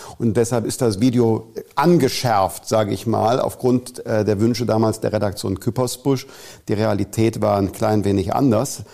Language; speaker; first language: German; native; German